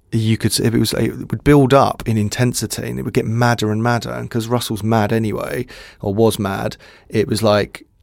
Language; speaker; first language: English; native; English